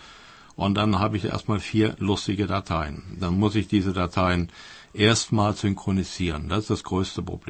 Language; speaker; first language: German; native; German